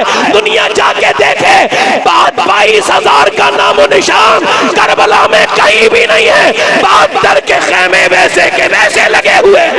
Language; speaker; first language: Urdu; native; Urdu